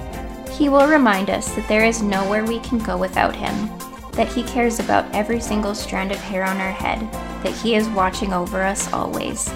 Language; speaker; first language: English; native; English